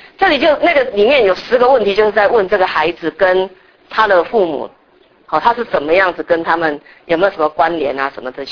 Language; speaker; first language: Chinese; native; Chinese